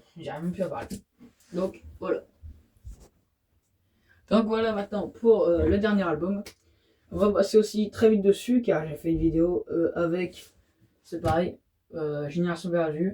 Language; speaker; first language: French; native; French